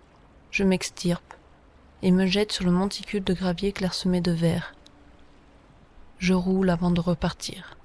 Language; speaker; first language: French; native; French